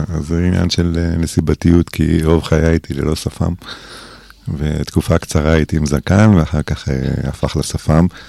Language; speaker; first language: Hebrew; early bilingual, other home language; English